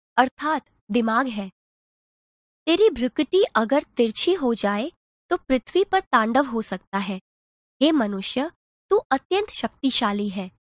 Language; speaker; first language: Hindi; non-native, local second language; Gujarati